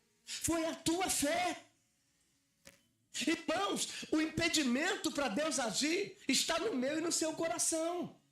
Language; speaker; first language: Portuguese; native; Portuguese